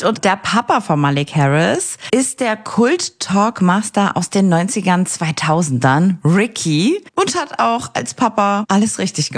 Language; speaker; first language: German; native; German